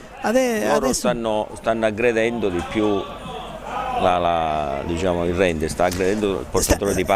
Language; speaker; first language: Italian; native; Italian